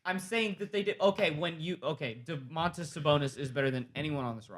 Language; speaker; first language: English; native; English